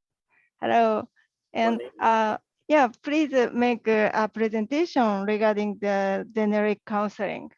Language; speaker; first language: English; non-native, learner; Japanese